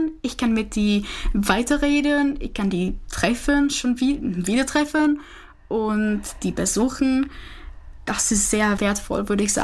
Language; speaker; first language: German; non-native, learner; Czech